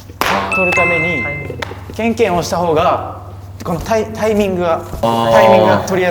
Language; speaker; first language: Japanese; native; Japanese